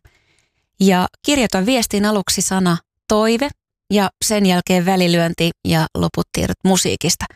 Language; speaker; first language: Finnish; native; Finnish